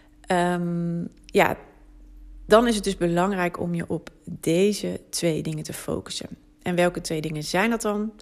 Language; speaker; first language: Dutch; native; Dutch